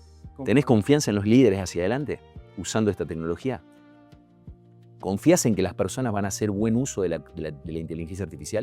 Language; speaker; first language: Spanish; native; Spanish